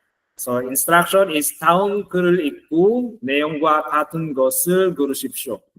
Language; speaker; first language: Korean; non-native, learner; Filipino